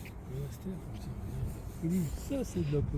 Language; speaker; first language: French; native; French